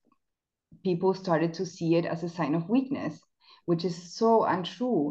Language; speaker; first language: English; non-native, fluent; Spanish